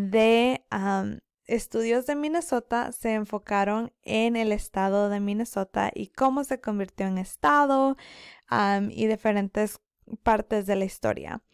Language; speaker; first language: Spanish; early bilingual, other home language; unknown